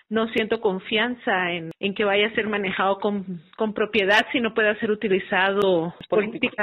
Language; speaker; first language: Spanish; native; Spanish